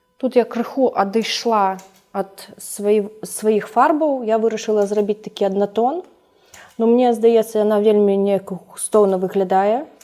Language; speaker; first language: Belarusian; non-native, local second language; Russian